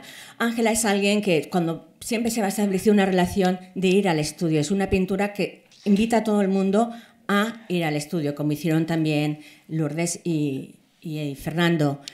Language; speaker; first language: Spanish; native; Spanish